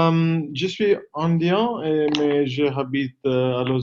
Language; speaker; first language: French; non-native, learner; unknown